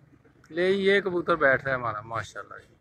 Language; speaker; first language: Hindi; non-native, local second language; Punjabi